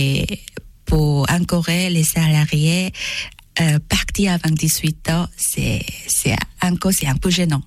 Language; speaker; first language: French; non-native, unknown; Korean